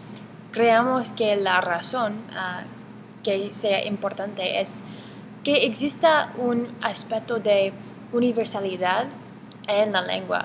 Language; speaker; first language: Spanish; non-native, learner; English